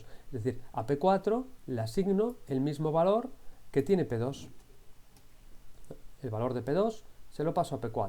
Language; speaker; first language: Spanish; native; Spanish